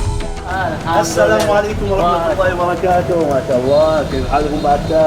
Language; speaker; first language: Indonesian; non-native, fluent; Arabic